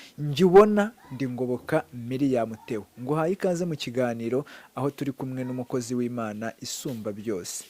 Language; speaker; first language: Kinyarwanda; native; Kinyarwanda